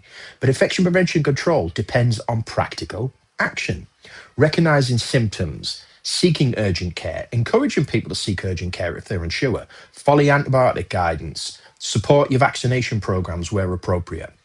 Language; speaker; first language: English; native; English